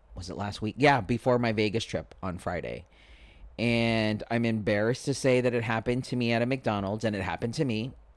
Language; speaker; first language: English; native; English